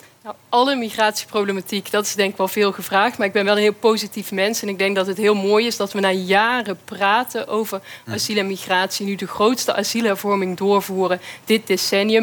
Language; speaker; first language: Dutch; native; Dutch